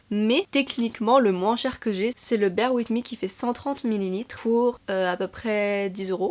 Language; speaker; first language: French; native; French